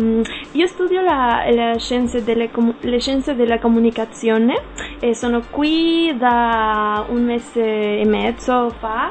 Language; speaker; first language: Italian; non-native, learner; Spanish